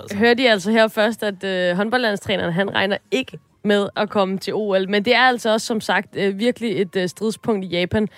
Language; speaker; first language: Danish; native; Danish